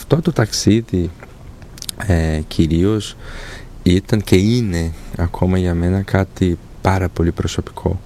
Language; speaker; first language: Greek; non-native, learner; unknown